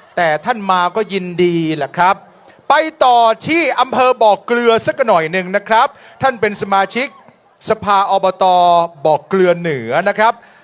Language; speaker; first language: Thai; native; Thai